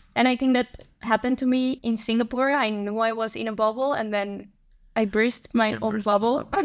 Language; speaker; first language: English; non-native, fluent; Spanish